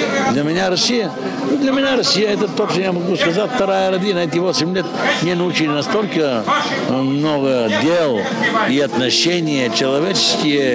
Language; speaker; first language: Russian; non-native, learner; Bulgarian